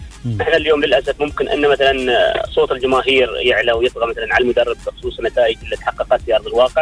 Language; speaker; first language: Arabic; native; Arabic